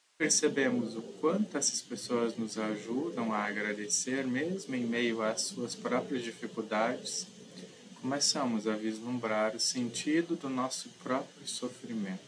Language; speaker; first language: Portuguese; native; Portuguese